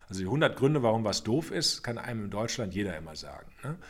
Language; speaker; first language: German; native; German